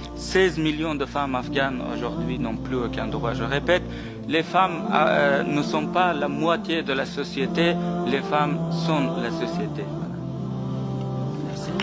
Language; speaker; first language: French; non-native, fluent; Persian